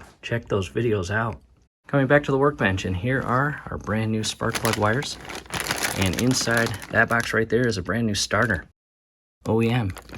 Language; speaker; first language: English; native; English